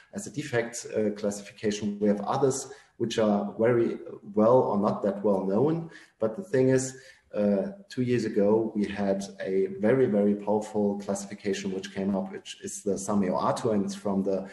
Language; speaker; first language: English; non-native, fluent; German